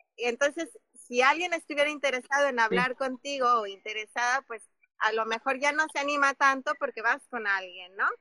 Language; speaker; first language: Spanish; native; Spanish